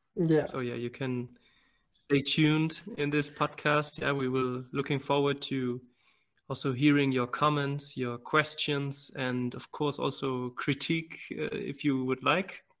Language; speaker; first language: English; non-native, fluent; German